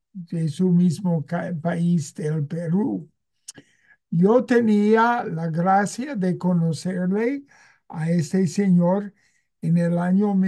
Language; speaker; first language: Spanish; non-native, fluent; English